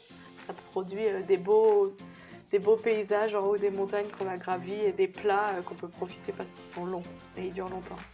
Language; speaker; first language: French; native; French